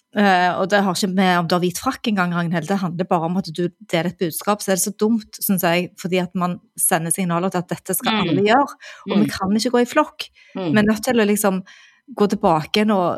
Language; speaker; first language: Norwegian; native; Norwegian